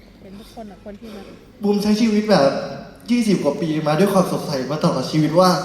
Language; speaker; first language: Thai; native; Thai